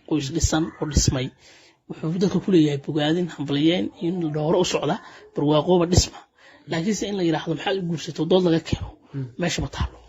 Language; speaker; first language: Somali; native; Somali